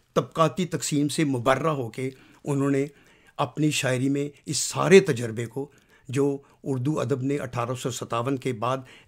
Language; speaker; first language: Urdu; non-native, local second language; Punjabi